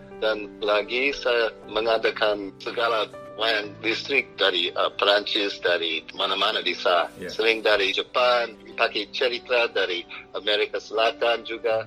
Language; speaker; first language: Indonesian; non-native, fluent; English